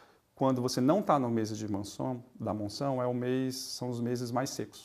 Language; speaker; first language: Portuguese; native; Portuguese